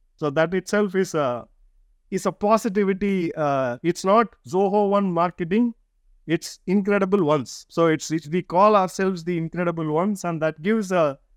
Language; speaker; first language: English; non-native, local second language; Tamil